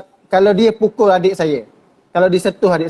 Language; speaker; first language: Malay; native; Malay